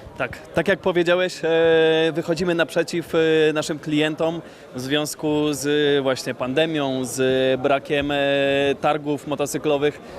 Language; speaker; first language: Polish; native; Polish